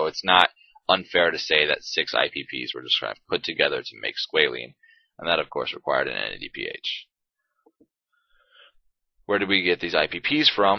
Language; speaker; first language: English; native; English